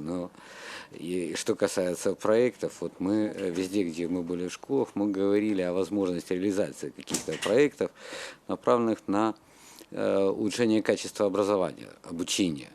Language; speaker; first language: Russian; native; Russian